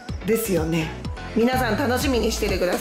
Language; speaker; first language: Japanese; native; Japanese